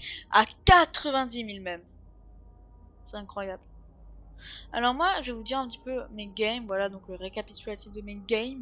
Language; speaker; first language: French; native; French